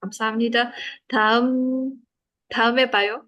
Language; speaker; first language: Korean; non-native, learner; Indonesian